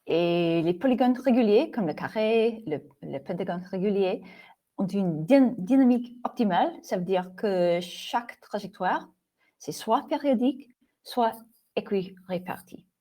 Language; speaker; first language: French; non-native, fluent; English